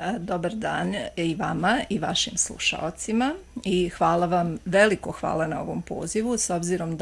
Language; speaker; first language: Croatian; native; Croatian